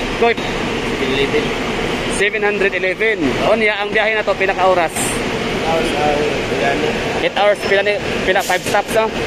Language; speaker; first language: Filipino; non-native, local second language; Cebuano